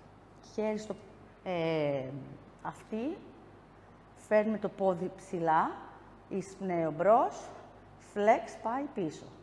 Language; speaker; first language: Greek; native; Greek